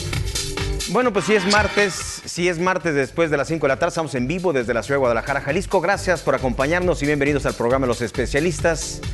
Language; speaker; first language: Spanish; native; Spanish